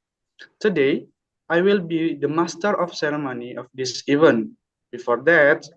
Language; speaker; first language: English; non-native, learner; Indonesian